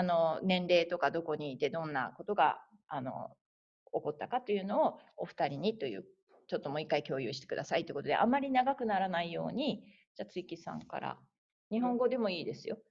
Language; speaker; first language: Japanese; native; Japanese